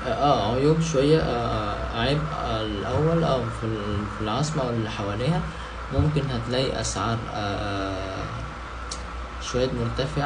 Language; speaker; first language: Arabic; non-native, fluent; Indonesian